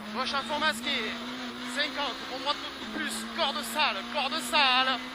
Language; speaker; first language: French; native; French